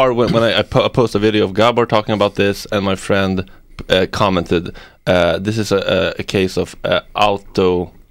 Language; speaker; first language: English; non-native, fluent; Swedish